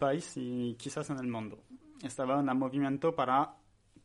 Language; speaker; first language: Spanish; non-native, learner; French